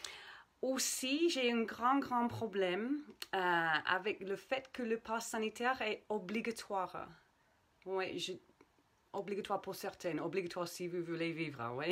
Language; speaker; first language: French; non-native, fluent; English